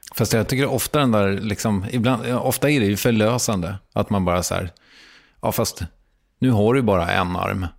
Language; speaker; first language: Swedish; native; Swedish